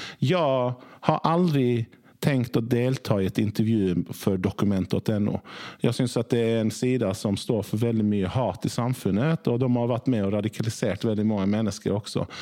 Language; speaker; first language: Norwegian; early bilingual, other home language; Swedish